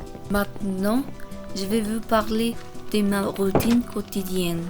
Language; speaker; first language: French; non-native, learner; Korean